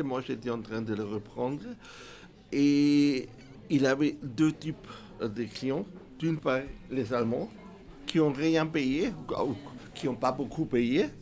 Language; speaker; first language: French; non-native, fluent; German